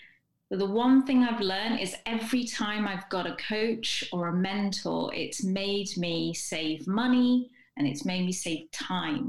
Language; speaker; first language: English; native; English